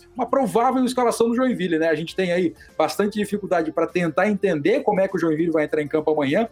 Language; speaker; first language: Portuguese; native; Portuguese